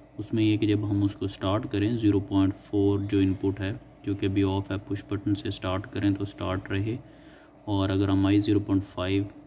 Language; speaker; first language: Urdu; native; Urdu